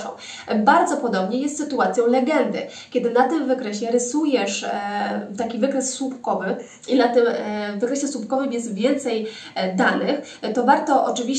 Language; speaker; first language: Polish; native; Polish